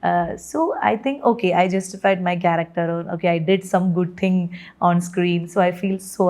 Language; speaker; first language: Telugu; non-native, learner; Malayalam